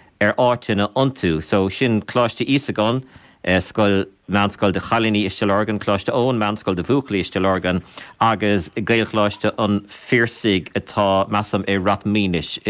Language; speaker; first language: Irish; native; Irish